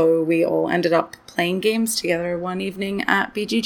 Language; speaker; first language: English; native; English